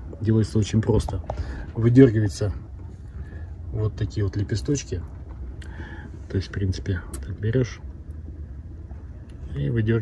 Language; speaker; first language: Russian; native; Russian